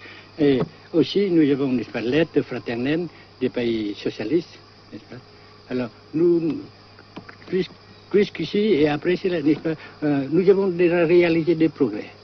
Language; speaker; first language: French; non-native, fluent; Vietnamese